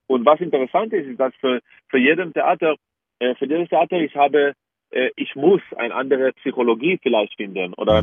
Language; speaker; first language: German; non-native, fluent; Hebrew